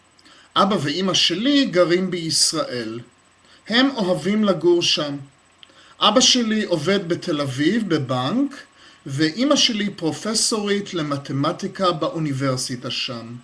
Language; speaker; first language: Hebrew; non-native, learner; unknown